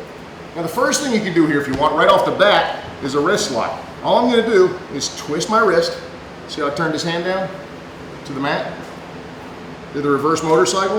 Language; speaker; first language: English; native; English